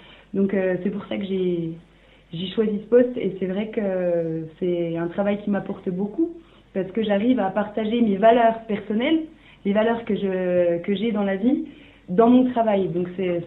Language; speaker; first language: French; native; French